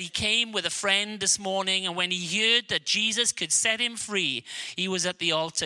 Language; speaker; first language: English; native; English